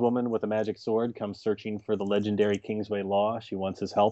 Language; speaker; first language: English; native; English